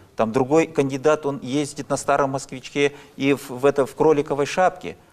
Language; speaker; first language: Russian; native; Russian